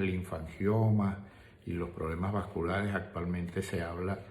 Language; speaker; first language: Spanish; native; Spanish